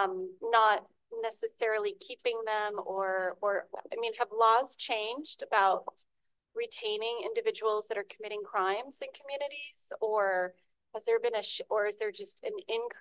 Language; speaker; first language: English; native; English